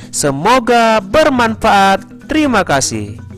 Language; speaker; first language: Indonesian; native; Indonesian